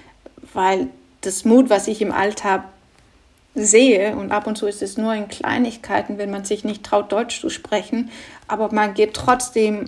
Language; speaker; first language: German; non-native, fluent; Danish